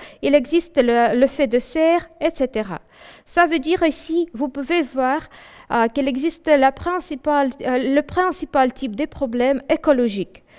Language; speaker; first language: French; non-native, fluent; Russian